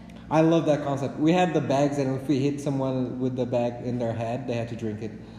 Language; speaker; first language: English; non-native, fluent; Portuguese